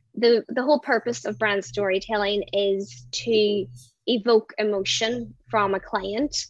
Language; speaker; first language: English; native; English